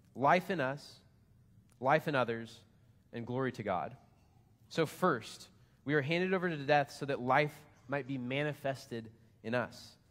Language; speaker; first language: English; native; English